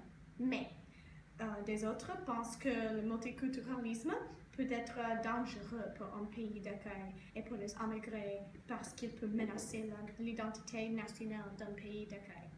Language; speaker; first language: French; non-native, learner; English